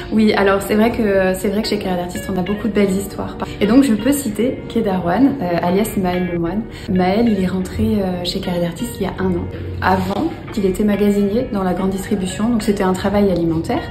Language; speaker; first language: French; native; French